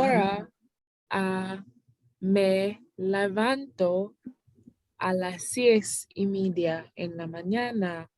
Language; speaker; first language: Spanish; non-native, learner; English